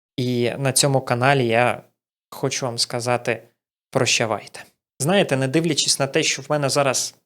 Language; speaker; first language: Ukrainian; non-native, local second language; Russian